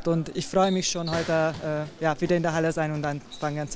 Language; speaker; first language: German; non-native, fluent; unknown